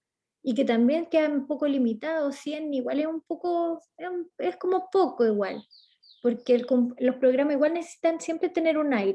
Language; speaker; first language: Spanish; native; Spanish